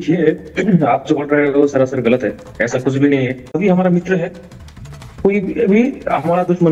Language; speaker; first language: Hindi; non-native, local second language; Bangla